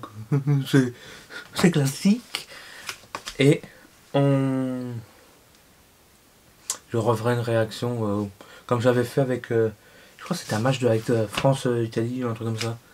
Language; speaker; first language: French; native; French